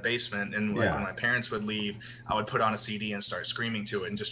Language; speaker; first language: English; native; English